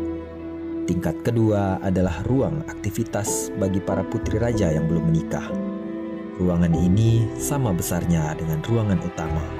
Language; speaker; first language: Malay; native; Malay